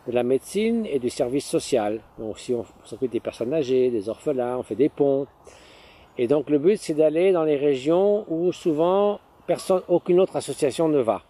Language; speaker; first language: French; native; French